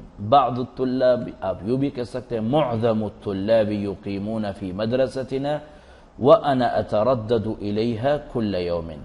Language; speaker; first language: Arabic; non-native, fluent; Urdu